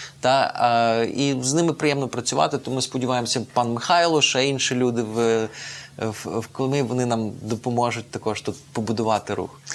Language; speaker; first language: Ukrainian; native; Ukrainian